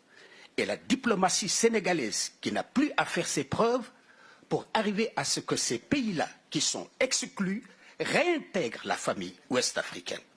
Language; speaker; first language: French; non-native, local second language; Wolof